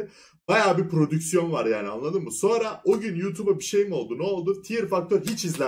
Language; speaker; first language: Turkish; native; Turkish